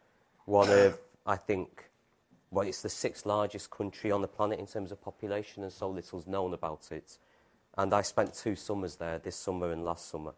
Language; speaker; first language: English; native; English